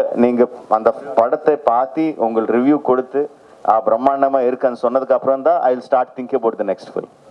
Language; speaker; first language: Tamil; non-native, local second language; Telugu